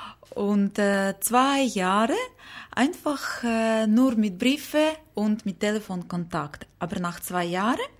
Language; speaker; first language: German; non-native, learner; Ukrainian